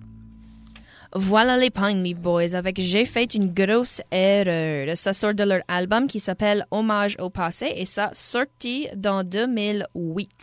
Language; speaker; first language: French; native; French